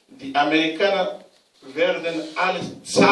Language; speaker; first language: German; non-native, learner; Romanian